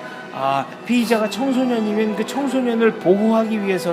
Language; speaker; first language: Korean; native; Korean